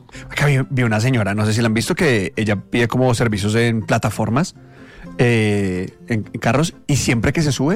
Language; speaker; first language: Spanish; native; Spanish